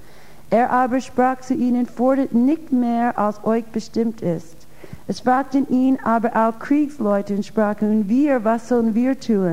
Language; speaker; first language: German; non-native, fluent; English